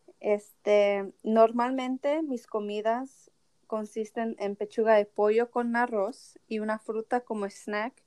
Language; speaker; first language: Spanish; early bilingual, heritage; Spanish